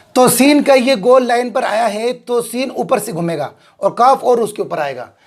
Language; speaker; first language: Hindi; native; Hindi